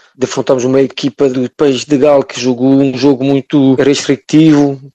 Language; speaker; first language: Portuguese; early bilingual, heritage; French